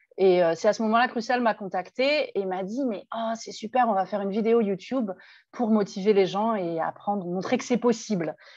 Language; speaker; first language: French; native; French